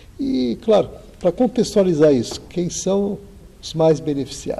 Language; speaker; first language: Portuguese; native; Portuguese